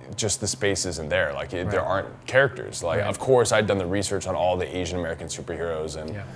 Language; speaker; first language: English; native; English